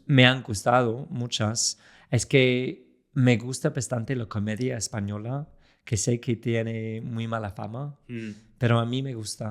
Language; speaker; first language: Spanish; non-native, fluent; English